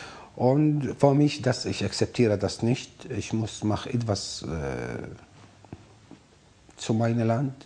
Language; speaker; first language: German; non-native, learner; Arabic